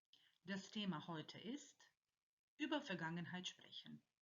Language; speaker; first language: German; non-native, fluent; Croatian